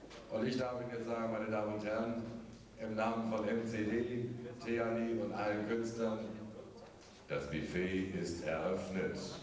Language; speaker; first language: German; native; German